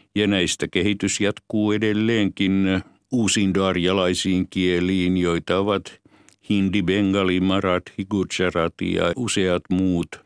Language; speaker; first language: Finnish; native; Finnish